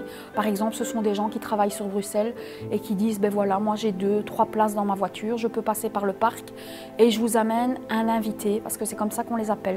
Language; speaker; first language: French; native; French